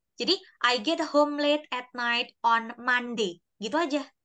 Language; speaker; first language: English; non-native, fluent; Indonesian